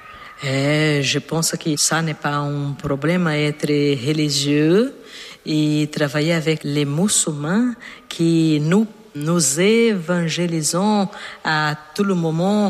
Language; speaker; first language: French; non-native, fluent; Portuguese